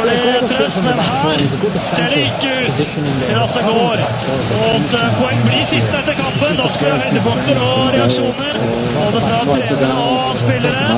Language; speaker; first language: Norwegian; native; Norwegian